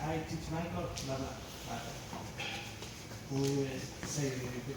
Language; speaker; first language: English; non-native, learner; Spanish